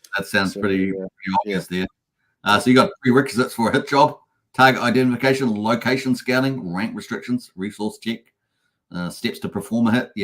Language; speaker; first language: English; native; English